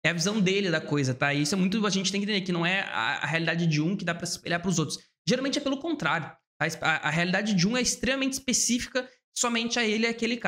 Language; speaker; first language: Portuguese; native; Portuguese